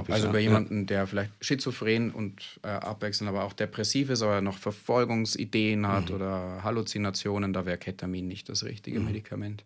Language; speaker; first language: German; native; German